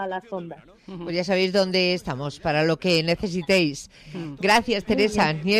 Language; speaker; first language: Spanish; native; Spanish